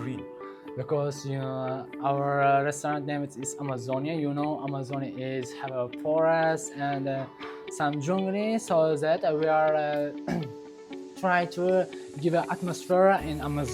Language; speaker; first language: English; non-native, local second language; Uzbek